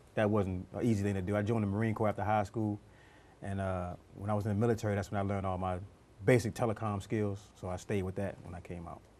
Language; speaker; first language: English; native; English